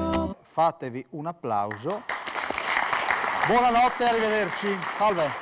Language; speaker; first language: Italian; native; Italian